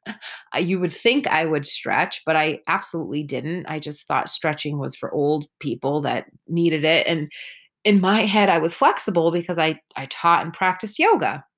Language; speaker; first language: English; early bilingual, other home language; Spanish